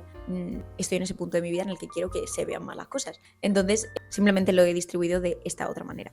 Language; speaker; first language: Spanish; native; Spanish